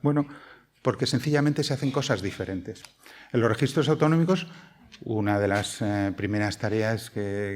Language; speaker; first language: Spanish; native; Spanish